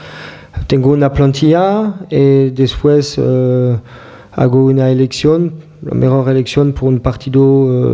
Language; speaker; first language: Spanish; non-native, fluent; French